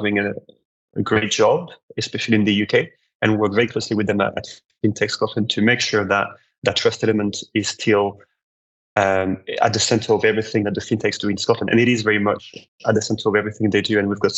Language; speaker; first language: English; non-native, fluent; French